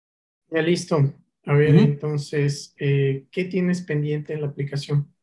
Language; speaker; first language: Spanish; native; Spanish